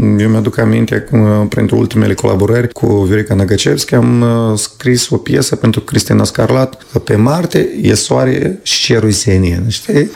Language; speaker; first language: Romanian; native; Romanian